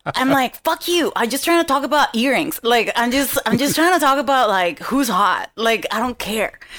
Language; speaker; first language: English; non-native, fluent; Spanish